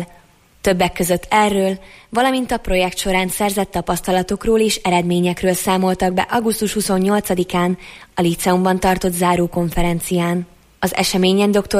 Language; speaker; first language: Hungarian; native; Hungarian